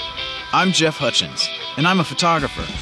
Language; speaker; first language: English; native; English